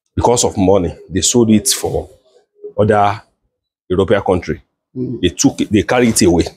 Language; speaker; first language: English; non-native, local second language; Yoruba